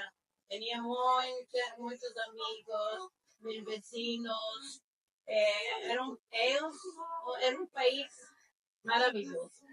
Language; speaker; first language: Spanish; non-native, learner; Portuguese